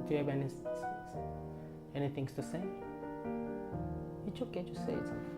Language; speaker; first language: English; non-native, fluent; Korean